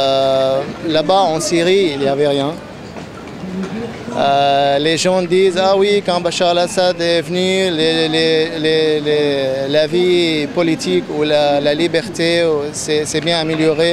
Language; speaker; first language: French; non-native, fluent; Arabic